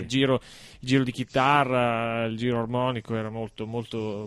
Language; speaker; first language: Italian; native; Italian